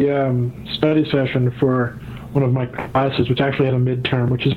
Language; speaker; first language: English; native; English